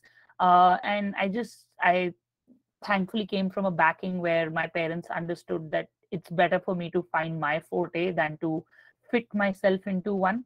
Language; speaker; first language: English; non-native, local second language; Hindi